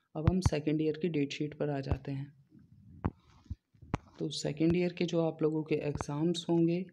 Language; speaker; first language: Hindi; native; Hindi